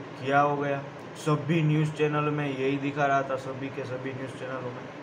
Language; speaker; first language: Hindi; non-native, local second language; Gujarati